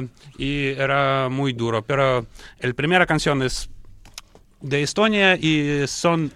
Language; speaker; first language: Spanish; non-native, learner; Russian